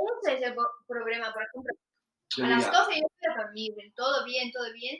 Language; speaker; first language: Spanish; non-native, fluent; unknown